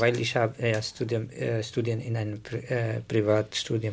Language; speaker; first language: German; non-native, learner; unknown